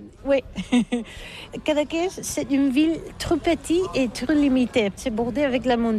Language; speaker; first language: French; non-native, learner; Catalan